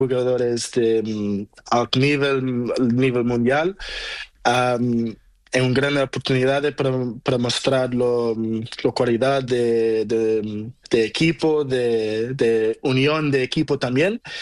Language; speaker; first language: Spanish; non-native, learner; Portuguese